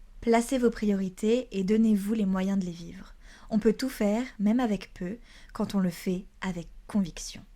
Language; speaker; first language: French; native; French